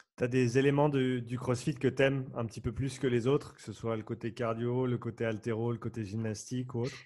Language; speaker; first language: French; native; French